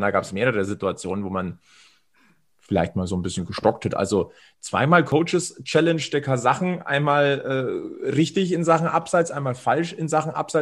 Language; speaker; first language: German; native; German